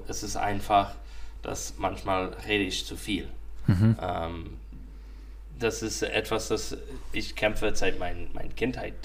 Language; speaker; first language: German; non-native, fluent; English